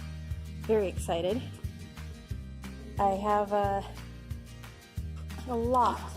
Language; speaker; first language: English; native; English